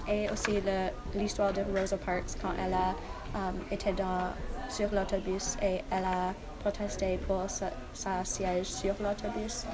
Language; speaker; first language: French; non-native, learner; English